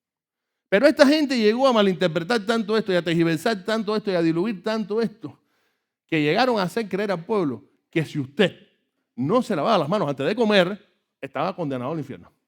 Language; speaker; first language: Spanish; native; Spanish